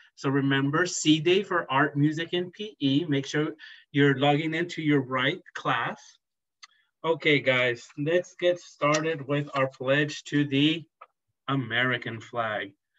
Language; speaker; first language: English; native; English